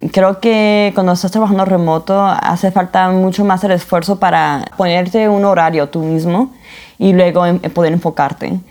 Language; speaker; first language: Spanish; early bilingual, heritage; Spanish